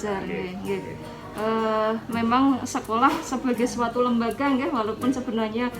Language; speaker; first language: Indonesian; native; Indonesian